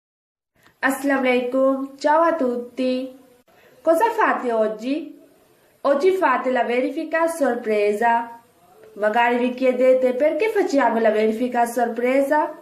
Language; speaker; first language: Italian; non-native, fluent; Urdu